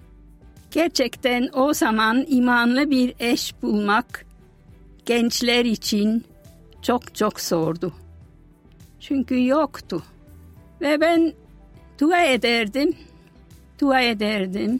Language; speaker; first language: Turkish; non-native, fluent; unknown